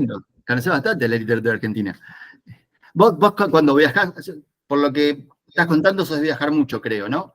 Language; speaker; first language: Spanish; native; Spanish